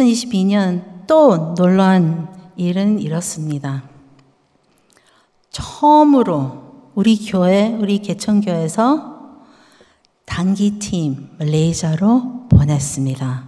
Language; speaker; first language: Korean; early bilingual, heritage; Korean